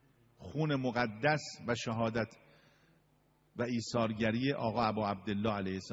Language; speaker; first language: Persian; native; Persian